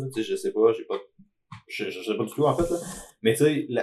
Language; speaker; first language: French; native; French